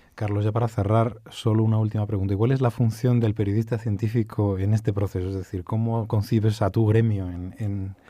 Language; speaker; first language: Spanish; native; Spanish